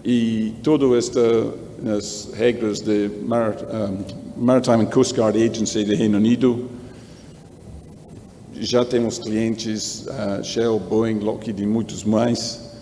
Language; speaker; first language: Portuguese; non-native, learner; English